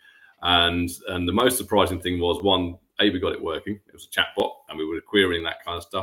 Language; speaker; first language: English; native; English